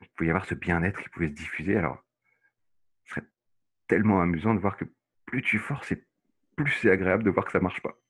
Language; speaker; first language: French; native; French